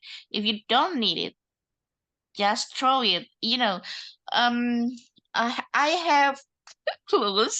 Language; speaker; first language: English; non-native, learner; Indonesian